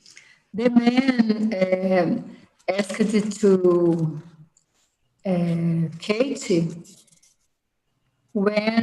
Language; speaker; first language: English; non-native, learner; Portuguese